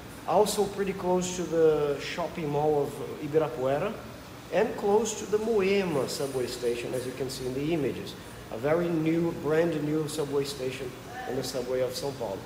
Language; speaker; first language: English; non-native, fluent; Portuguese